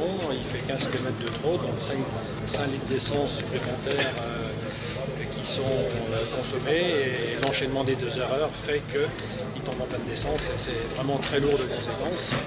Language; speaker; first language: French; native; French